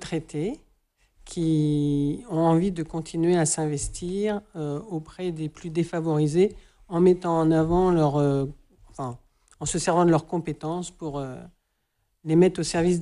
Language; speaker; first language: French; native; French